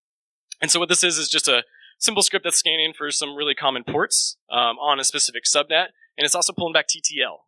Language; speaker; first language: English; native; English